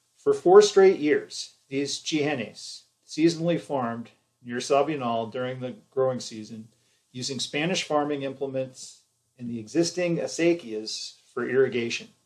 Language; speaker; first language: English; native; English